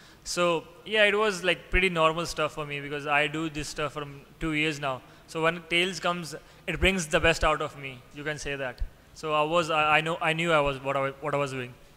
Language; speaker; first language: English; non-native, local second language; Urdu